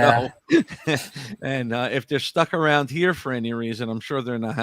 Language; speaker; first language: English; native; English